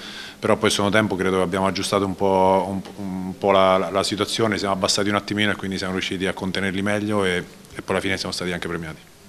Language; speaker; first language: Italian; native; Italian